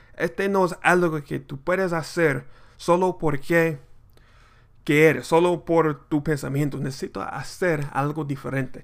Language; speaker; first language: Spanish; non-native, learner; English